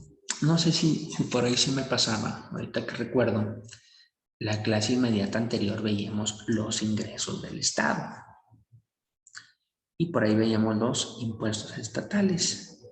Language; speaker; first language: Spanish; native; Spanish